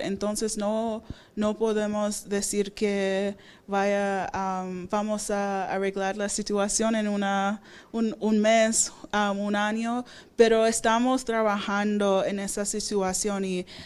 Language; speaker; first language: Spanish; non-native, fluent; English